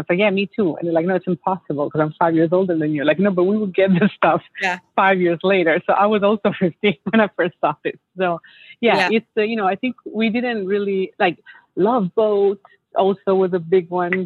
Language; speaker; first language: English; non-native, fluent; Italian